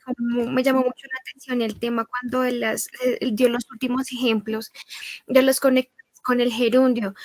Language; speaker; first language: Spanish; native; Spanish